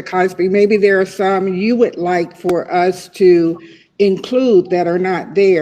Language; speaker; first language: English; native; English